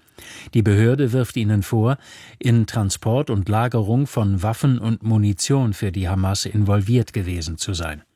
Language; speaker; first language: German; native; German